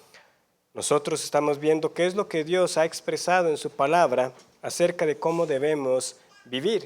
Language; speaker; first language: Spanish; native; Spanish